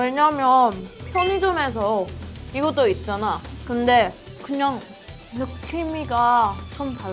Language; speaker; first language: Korean; non-native, learner; Filipino